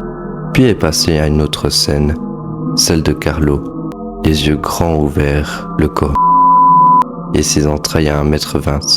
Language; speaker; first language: French; native; French